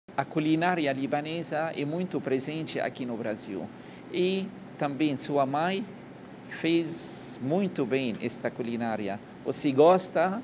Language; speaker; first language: Portuguese; non-native, fluent; Arabic